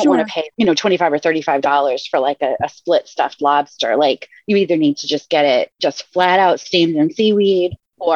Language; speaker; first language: English; native; English